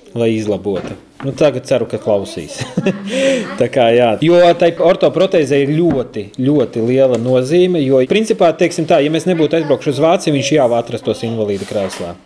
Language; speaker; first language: Latvian; native; Latvian